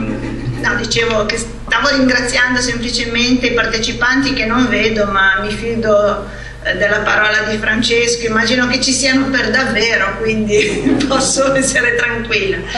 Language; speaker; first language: Italian; native; Italian